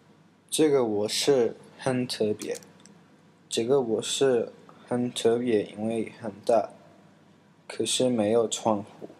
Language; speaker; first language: Chinese; non-native, learner; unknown